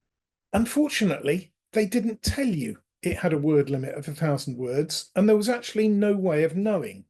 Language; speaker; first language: English; native; English